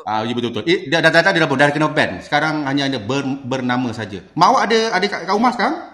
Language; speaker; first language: Malay; native; Malay